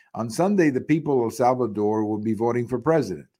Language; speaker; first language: English; native; English